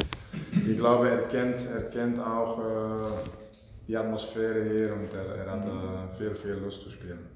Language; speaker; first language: German; non-native, fluent; Dutch